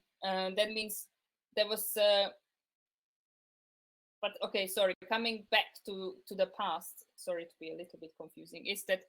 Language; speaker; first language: English; non-native, fluent; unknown